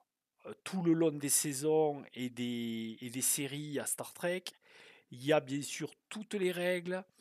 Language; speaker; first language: French; native; French